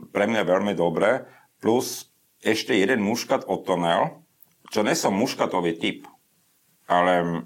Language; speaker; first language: Slovak; non-native, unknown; German